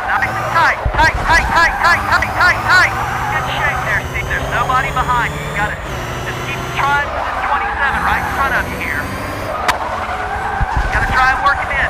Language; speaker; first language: English; native; English